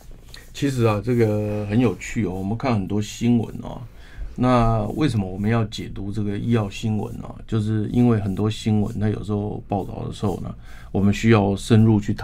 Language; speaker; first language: Chinese; native; Chinese